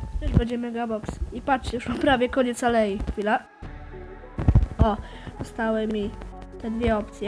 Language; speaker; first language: Polish; native; Polish